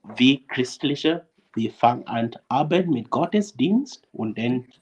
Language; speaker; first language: German; non-native, fluent; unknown